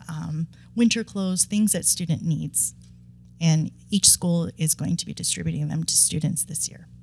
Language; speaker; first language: English; native; English